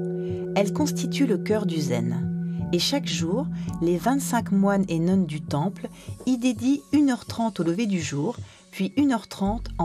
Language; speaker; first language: French; native; French